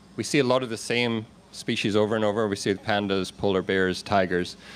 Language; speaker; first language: English; native; English